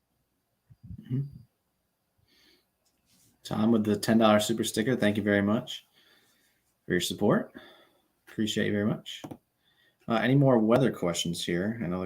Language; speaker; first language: English; native; English